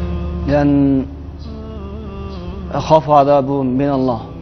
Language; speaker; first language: Arabic; non-native, learner; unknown